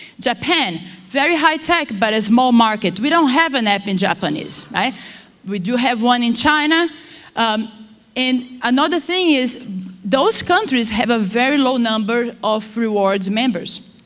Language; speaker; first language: English; non-native, fluent; Portuguese